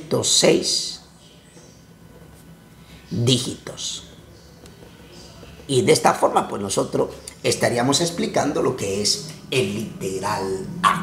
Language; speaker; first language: Spanish; native; Spanish